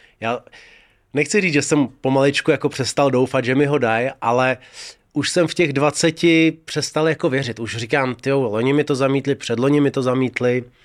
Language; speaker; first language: Czech; early bilingual, other home language; Russian